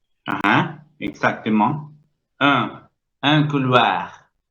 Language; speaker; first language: French; non-native, fluent; Spanish